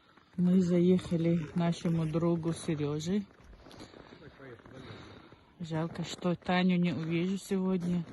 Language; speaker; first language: Russian; non-native, local second language; Chechen